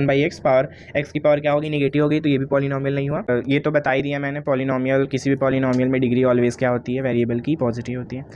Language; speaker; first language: Hindi; native; Hindi